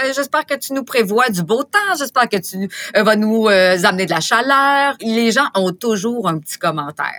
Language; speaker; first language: French; native; French